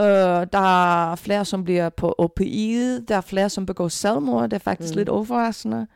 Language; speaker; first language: Danish; non-native, fluent; English